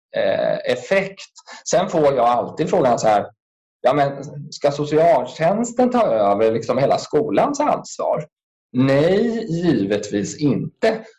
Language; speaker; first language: Swedish; native; Swedish